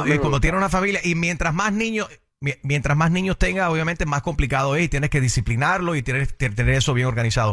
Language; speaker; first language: Spanish; native; Spanish